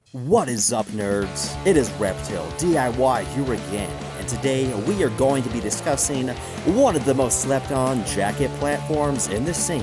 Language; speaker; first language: English; native; English